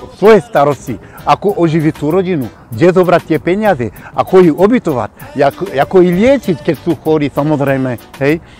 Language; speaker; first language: Slovak; non-native, fluent; Bambara